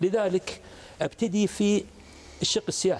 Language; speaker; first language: Arabic; native; Arabic